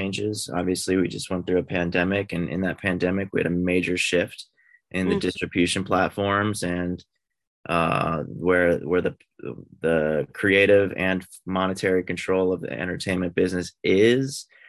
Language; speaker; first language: English; native; English